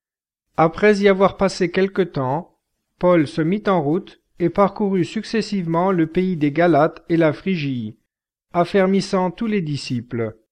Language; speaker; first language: French; native; French